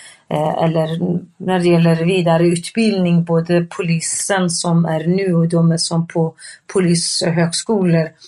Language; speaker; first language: Swedish; non-native, fluent; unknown